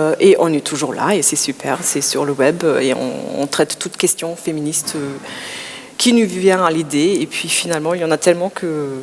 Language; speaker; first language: French; non-native, fluent; German